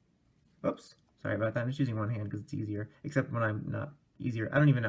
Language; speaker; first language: English; native; English